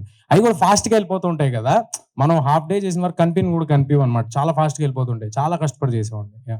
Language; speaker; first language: Telugu; native; Telugu